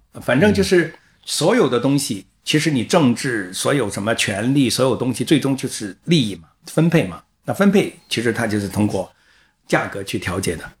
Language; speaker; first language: Chinese; native; Chinese